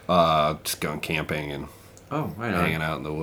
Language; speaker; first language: English; native; English